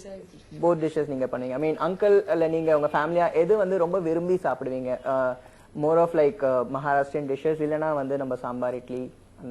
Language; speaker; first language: Tamil; native; Tamil